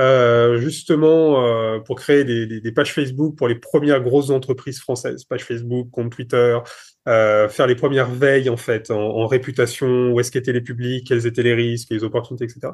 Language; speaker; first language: French; native; French